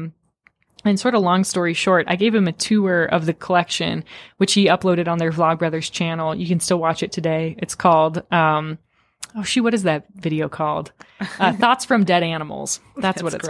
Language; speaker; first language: English; native; English